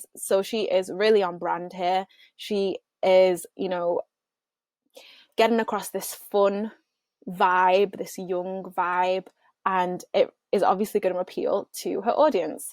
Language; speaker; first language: English; native; English